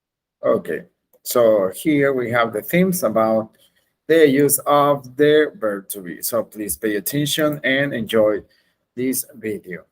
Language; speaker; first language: English; non-native, learner; Spanish